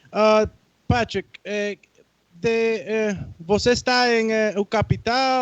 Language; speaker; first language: Portuguese; non-native, fluent; Spanish